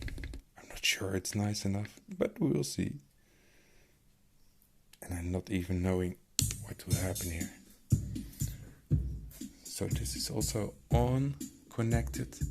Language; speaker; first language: English; non-native, fluent; Dutch